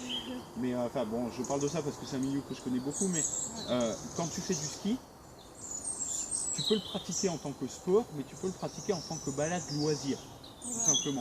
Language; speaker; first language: French; native; French